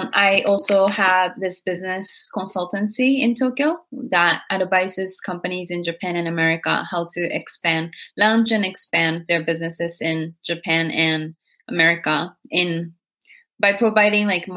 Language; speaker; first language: English; non-native, fluent; Japanese